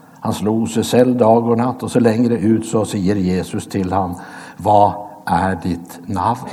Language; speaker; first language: Swedish; native; Swedish